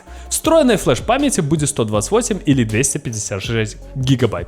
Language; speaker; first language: Russian; native; Russian